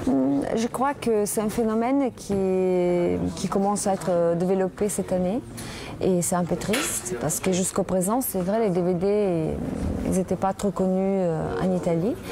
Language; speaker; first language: French; non-native, fluent; Italian